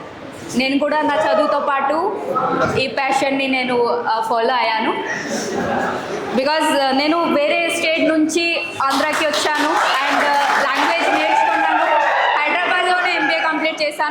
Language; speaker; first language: Telugu; non-native, fluent; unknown